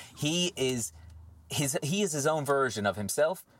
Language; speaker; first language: English; native; English